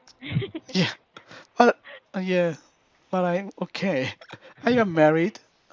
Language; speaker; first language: English; non-native, learner; Korean